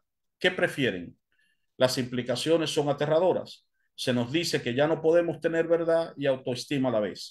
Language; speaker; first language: Spanish; native; Spanish